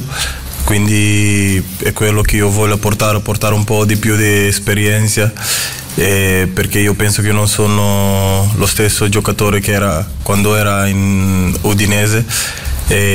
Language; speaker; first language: Italian; non-native, fluent; Portuguese